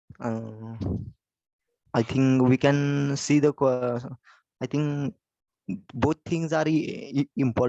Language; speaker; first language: English; non-native, learner; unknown